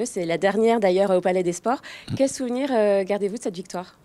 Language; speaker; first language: French; native; French